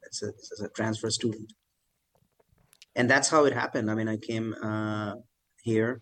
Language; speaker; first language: English; non-native, local second language; Bangla